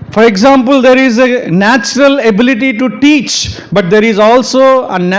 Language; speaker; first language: English; non-native, local second language; Telugu